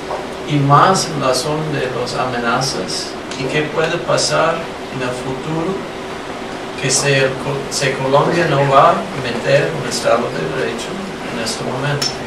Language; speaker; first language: Spanish; non-native, fluent; English